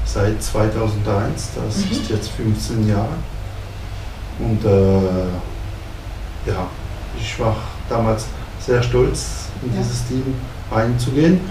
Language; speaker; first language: German; non-native, fluent; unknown